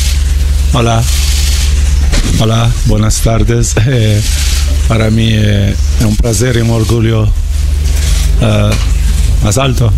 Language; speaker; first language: Spanish; non-native, learner; Portuguese